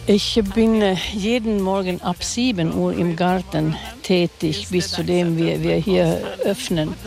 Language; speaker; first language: German; non-native, fluent; Swedish